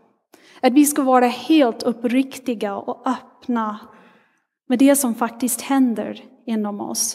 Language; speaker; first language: Swedish; non-native, fluent; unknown